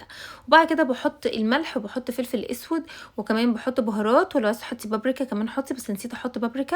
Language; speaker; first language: Arabic; native; Arabic